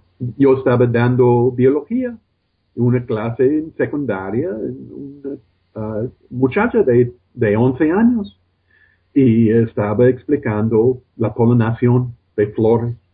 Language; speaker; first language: Spanish; non-native, fluent; English